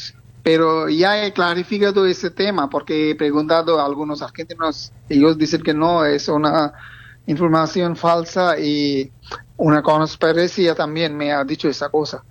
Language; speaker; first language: Spanish; non-native, fluent; Bangla